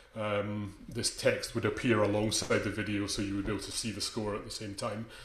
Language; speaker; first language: English; native; English